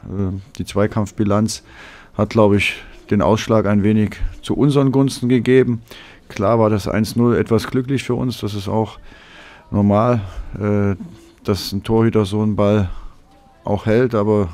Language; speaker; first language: German; native; German